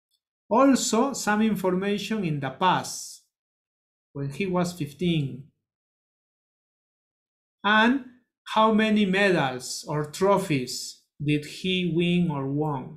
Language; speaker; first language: English; non-native, learner; Spanish